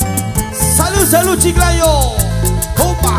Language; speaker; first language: Spanish; native; Spanish